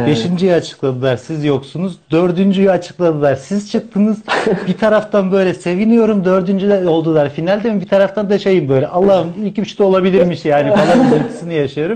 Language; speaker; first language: Turkish; native; Turkish